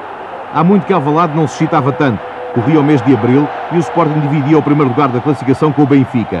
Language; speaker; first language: Portuguese; native; Portuguese